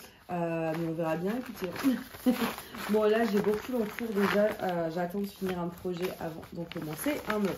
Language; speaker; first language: French; native; French